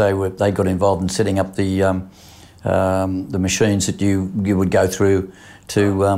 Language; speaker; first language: English; native; English